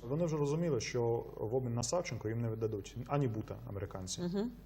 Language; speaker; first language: Ukrainian; non-native, fluent; Russian